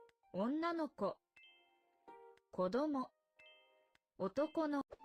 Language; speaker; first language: Japanese; non-native, learner; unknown